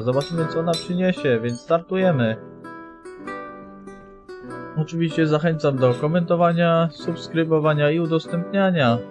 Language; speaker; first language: Polish; native; Polish